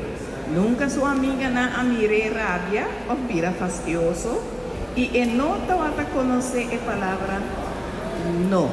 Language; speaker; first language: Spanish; non-native, local second language; Papiamento